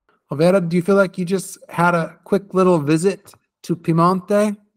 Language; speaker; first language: English; native; English